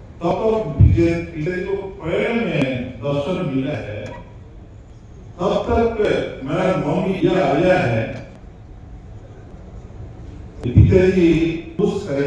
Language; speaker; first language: Hindi; non-native, learner; Bangla